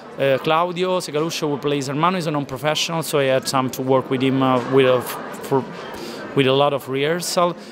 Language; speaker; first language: English; non-native, fluent; Italian